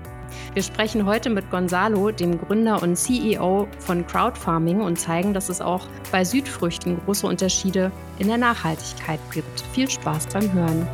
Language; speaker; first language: German; native; German